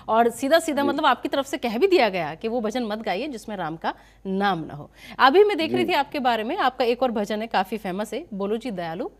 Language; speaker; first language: Hindi; native; Hindi